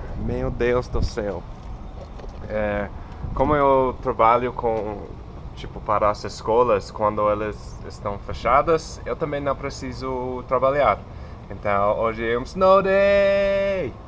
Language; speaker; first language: Portuguese; non-native, fluent; English